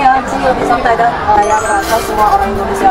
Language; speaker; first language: Indonesian; non-native, fluent; Chinese